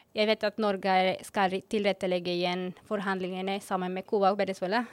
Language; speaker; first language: Norwegian; non-native, fluent; Spanish